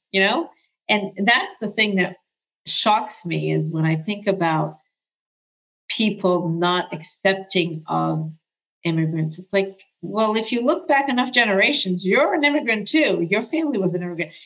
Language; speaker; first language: English; early bilingual, other home language; Arabic